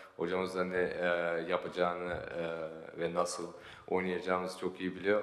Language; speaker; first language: Turkish; early bilingual, heritage; Turkish